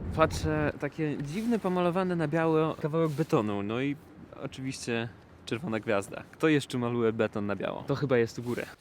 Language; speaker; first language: Polish; non-native, fluent; Russian